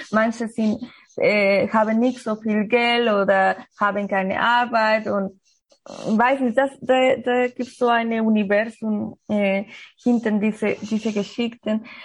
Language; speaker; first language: German; non-native, learner; Spanish